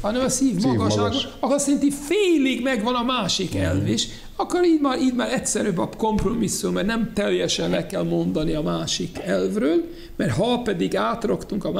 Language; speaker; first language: Hungarian; non-native, fluent; English